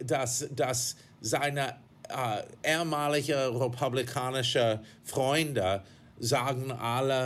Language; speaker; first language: German; non-native, fluent; English